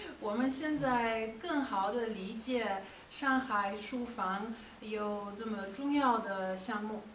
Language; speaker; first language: Chinese; non-native, fluent; Polish